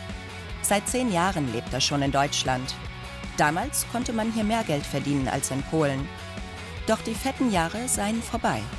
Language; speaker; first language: German; native; German